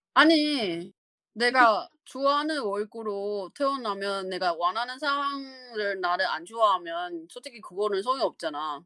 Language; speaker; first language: Korean; non-native, fluent; Chinese